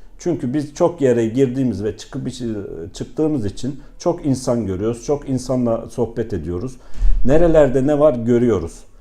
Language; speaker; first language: Turkish; native; Turkish